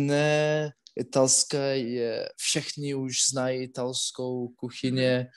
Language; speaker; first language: Czech; non-native, learner; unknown